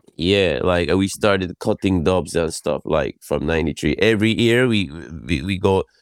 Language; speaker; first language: English; non-native, fluent; Japanese